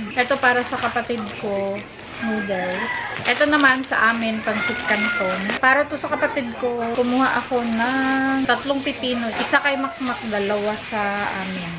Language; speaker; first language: Filipino; non-native, local second language; Cebuano